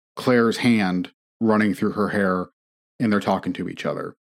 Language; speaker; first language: English; native; English